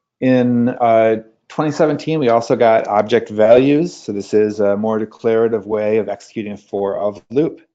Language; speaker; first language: English; native; English